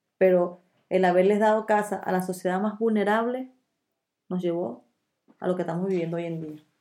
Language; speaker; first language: Spanish; native; Spanish